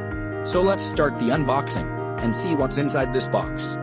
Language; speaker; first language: English; non-native, local second language; Odia